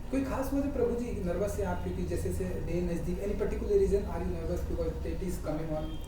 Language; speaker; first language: Hindi; native; Hindi